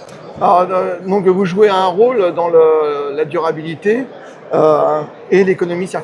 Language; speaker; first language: French; native; French